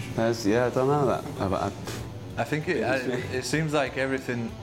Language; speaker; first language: English; native; English